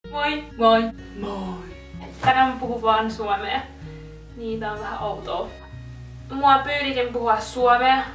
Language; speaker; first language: Finnish; non-native, fluent; Russian